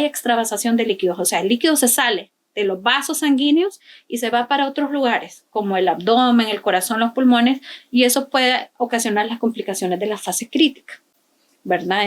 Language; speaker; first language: Spanish; native; Spanish